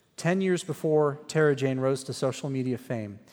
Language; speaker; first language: English; native; English